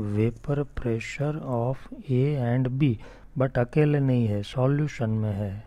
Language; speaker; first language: Hindi; non-native, local second language; Gujarati